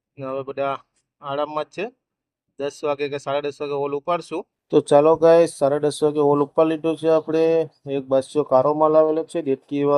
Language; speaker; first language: Gujarati; native; Gujarati